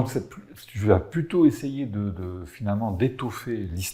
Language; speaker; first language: French; native; French